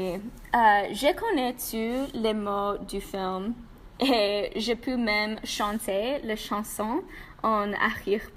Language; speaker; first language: French; non-native, learner; English